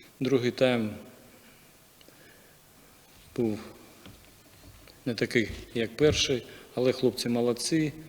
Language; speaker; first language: Ukrainian; non-native, local second language; Russian